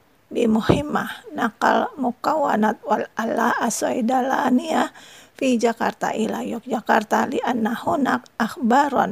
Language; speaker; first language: Arabic; non-native, fluent; Indonesian